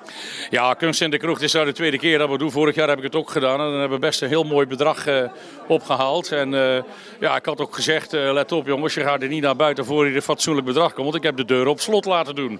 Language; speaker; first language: Dutch; native; Dutch